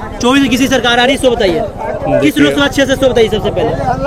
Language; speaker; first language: Hindi; native; Hindi